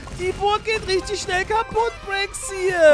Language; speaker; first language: German; native; German